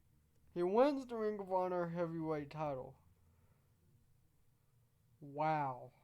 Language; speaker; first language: English; native; English